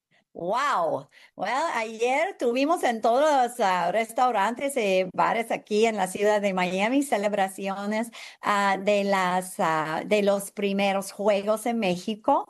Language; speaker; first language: Spanish; non-native, learner; English